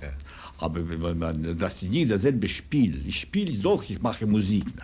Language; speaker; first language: German; non-native, fluent; Russian